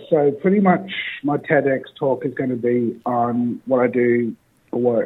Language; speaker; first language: English; native; English